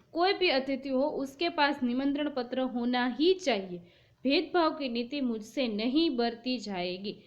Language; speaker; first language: Hindi; non-native, local second language; Gujarati